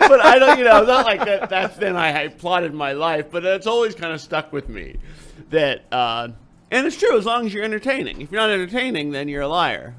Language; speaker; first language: English; native; English